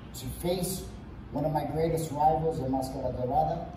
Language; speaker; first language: English; native; English